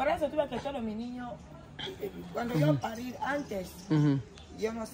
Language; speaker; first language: Spanish; non-native, local second language; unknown